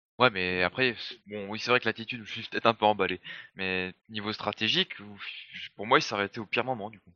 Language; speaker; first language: French; native; French